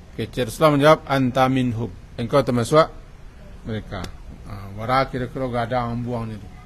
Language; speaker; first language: Malay; non-native, local second language; Minangkabau